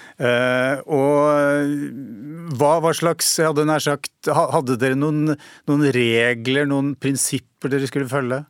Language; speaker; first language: Norwegian; native; Norwegian